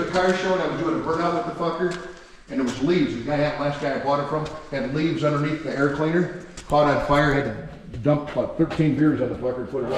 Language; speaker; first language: English; native; English